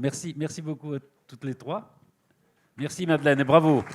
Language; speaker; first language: French; native; French